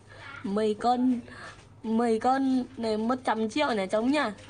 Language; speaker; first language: Vietnamese; non-native, learner; Indonesian